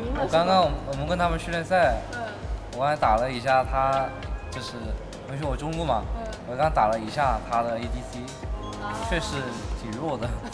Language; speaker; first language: Chinese; native; Chinese